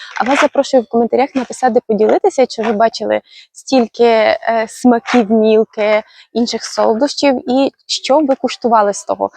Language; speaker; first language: Ukrainian; native; Ukrainian